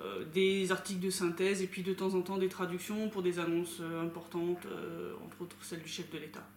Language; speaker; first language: French; native; French